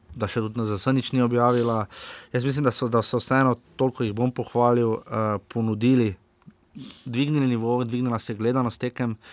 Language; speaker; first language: Slovenian; native; Slovenian